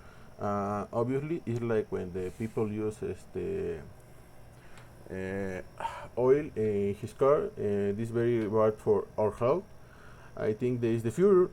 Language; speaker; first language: English; non-native, learner; Spanish